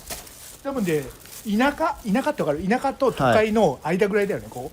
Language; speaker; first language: Japanese; native; Japanese